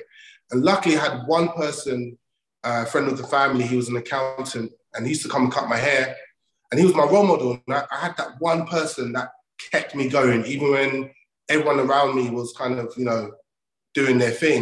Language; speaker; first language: English; native; English